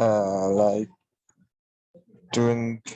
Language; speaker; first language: English; non-native, learner; Burmese